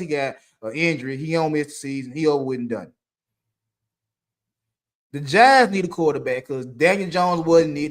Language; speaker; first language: English; native; English